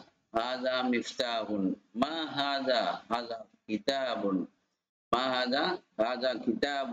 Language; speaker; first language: Arabic; non-native, fluent; Tamil